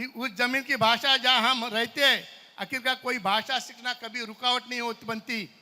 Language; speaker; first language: Hindi; non-native, local second language; Marathi